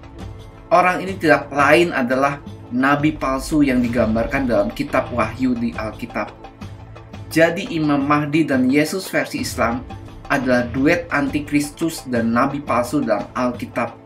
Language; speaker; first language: Indonesian; native; Indonesian